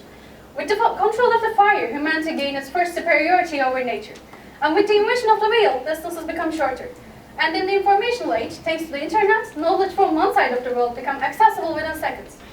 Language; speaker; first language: English; non-native, fluent; Turkish